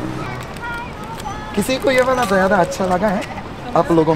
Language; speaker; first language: Hindi; non-native, fluent; Japanese